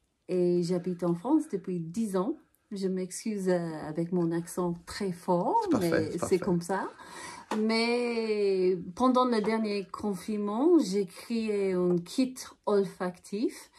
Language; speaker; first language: French; non-native, learner; English